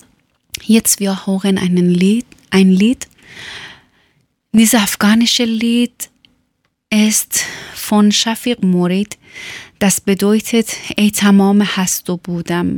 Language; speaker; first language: German; non-native, learner; Persian